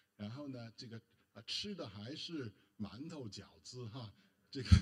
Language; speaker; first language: Chinese; native; Chinese